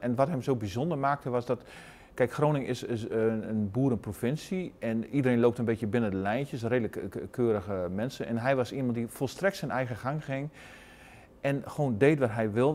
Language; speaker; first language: Dutch; native; Dutch